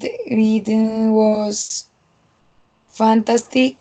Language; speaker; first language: English; non-native, learner; Spanish